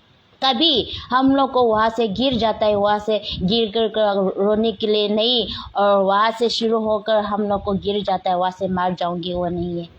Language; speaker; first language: Hindi; non-native, local second language; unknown